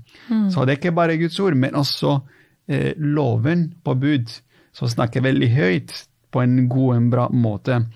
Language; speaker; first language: Norwegian; non-native, fluent; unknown